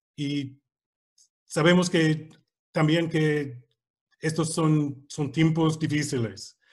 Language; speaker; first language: Spanish; non-native, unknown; English